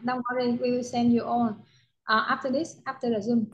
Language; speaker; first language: English; non-native, learner; Vietnamese